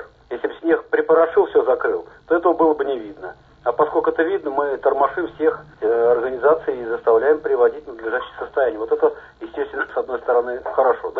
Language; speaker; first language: Russian; native; Russian